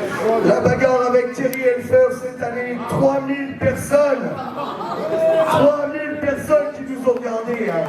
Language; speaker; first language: French; native; French